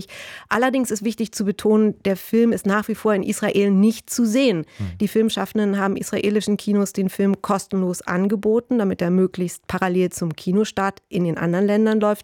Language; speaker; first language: German; native; German